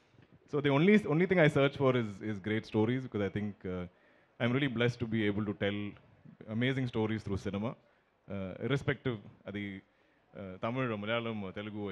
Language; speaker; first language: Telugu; non-native, learner; Malayalam